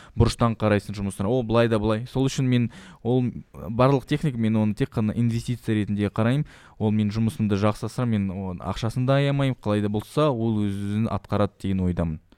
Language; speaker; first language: Kazakh; non-native, local second language; Russian